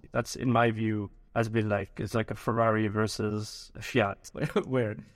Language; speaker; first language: English; early bilingual, other home language; Arabic